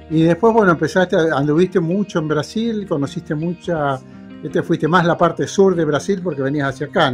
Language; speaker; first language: Spanish; native; Spanish